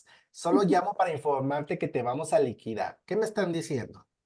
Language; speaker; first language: Spanish; native; Spanish